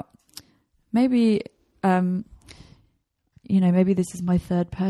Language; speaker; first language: English; native; English